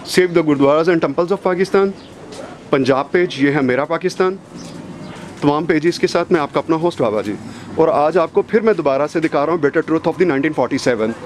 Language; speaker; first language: Urdu; non-native, local second language; Punjabi